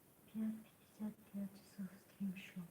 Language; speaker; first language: Russian; non-native, learner; Tajik